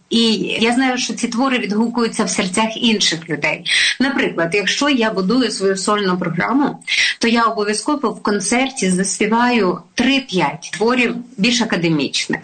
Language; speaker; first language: Ukrainian; native; Ukrainian